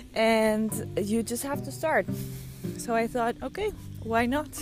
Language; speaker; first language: English; non-native, fluent; Dutch